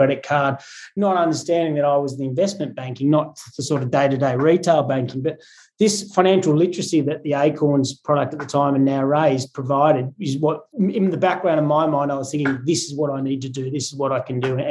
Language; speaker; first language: English; native; English